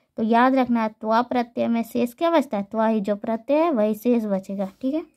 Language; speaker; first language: Hindi; native; Hindi